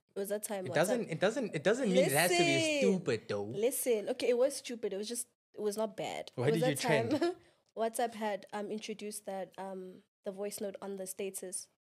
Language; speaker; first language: English; non-native, local second language; Xhosa